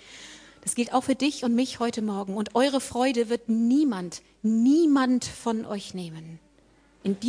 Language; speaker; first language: German; native; German